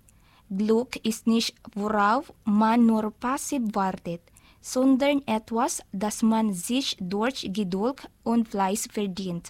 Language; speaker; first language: German; non-native, learner; Filipino